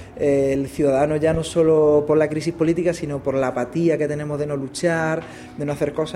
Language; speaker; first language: Spanish; native; Spanish